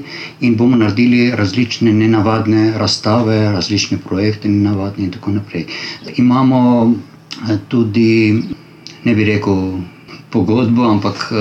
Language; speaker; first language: Slovenian; non-native, learner; Armenian